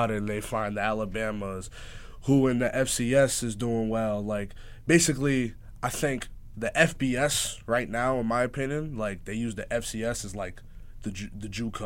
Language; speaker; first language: English; native; English